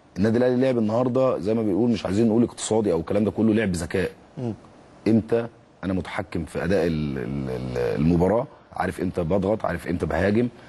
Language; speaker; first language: Egyptian Arabic; native; Egyptian Arabic